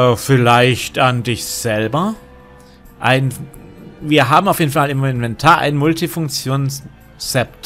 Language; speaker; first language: German; native; German